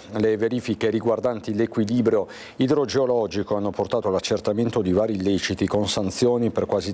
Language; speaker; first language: Italian; native; Italian